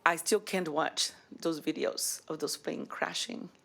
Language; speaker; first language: English; early bilingual, other home language; Spanish